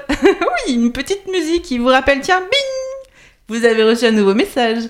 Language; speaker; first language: French; native; French